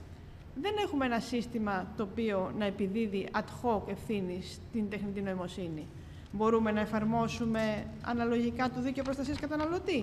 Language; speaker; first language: Greek; native; Greek